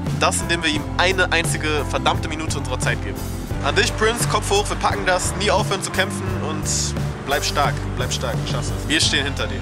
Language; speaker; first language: German; native; German